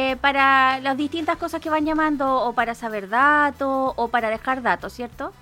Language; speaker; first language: Spanish; native; Spanish